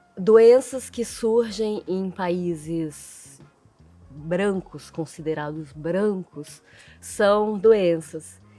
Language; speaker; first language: Portuguese; early bilingual, other home language; Chinese